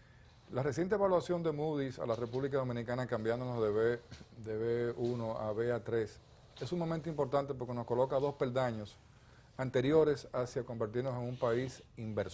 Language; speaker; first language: Spanish; native; Spanish